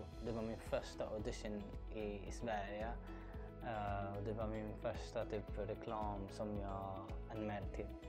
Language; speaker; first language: Swedish; non-native, learner; Arabic